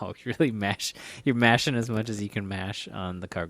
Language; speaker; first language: English; native; English